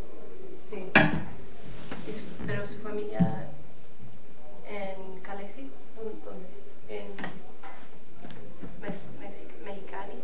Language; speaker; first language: Spanish; early bilingual, heritage; Spanish